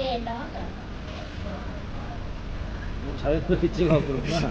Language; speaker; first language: Korean; native; Korean